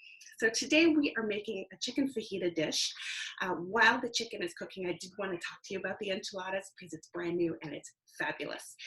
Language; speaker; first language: English; native; English